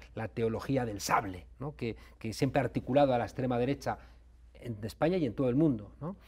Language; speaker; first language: Spanish; native; Spanish